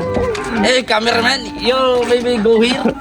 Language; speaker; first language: English; non-native, local second language; Filipino